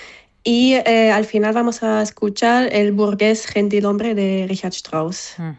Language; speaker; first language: Spanish; non-native, fluent; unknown